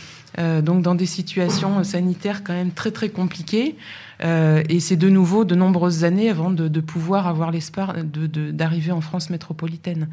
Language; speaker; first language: French; native; French